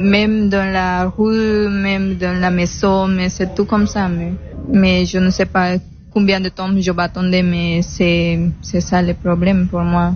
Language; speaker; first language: French; non-native, learner; Spanish